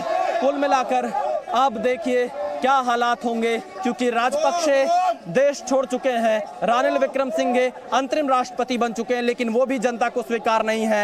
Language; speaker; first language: Hindi; native; Hindi